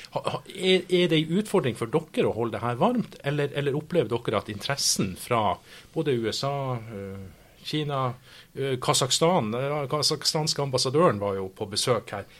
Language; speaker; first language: Norwegian; native; Norwegian